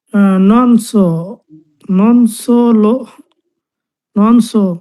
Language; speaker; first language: Italian; non-native, learner; Bangla